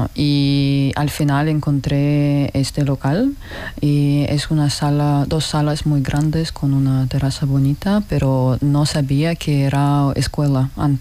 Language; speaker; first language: Spanish; non-native, learner; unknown